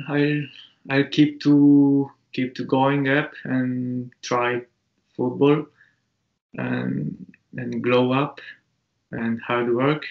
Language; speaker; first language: English; non-native, learner; Japanese